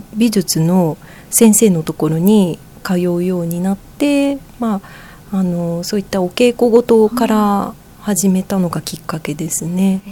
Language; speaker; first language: Japanese; native; Japanese